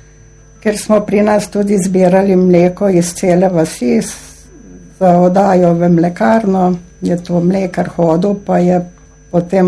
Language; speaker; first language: Slovenian; native; Slovenian